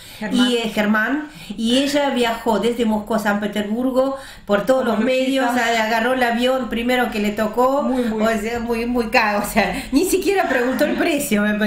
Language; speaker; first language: Spanish; early bilingual, heritage; Russian